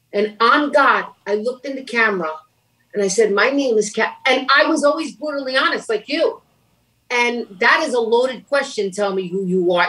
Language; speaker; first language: English; native; English